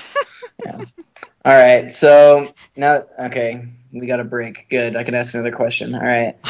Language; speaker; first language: English; native; English